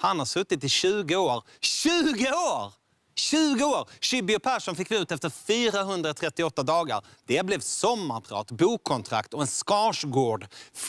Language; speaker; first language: Swedish; native; Swedish